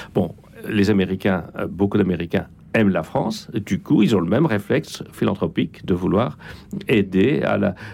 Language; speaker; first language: French; native; French